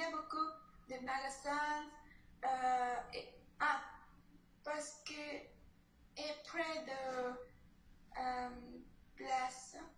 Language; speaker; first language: French; non-native, learner; Spanish